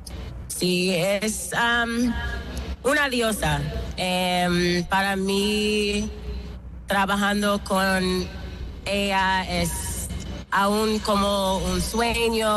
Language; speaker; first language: Spanish; non-native, learner; English